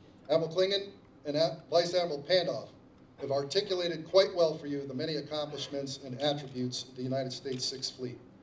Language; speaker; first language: English; native; English